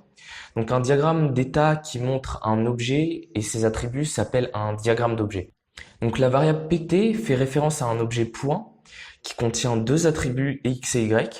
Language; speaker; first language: French; native; French